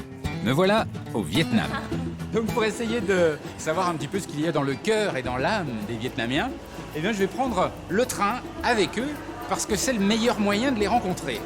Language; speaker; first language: French; native; French